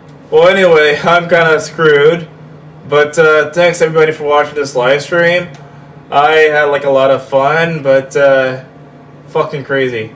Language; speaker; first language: English; native; English